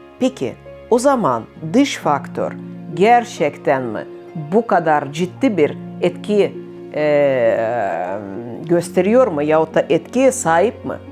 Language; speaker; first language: Turkish; non-native, fluent; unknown